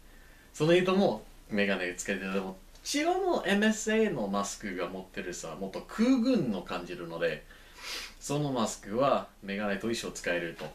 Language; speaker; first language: Japanese; non-native, learner; English